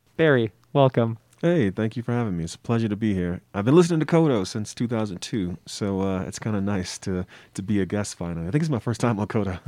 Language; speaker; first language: English; native; English